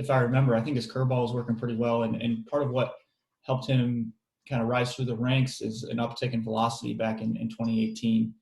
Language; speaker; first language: English; native; English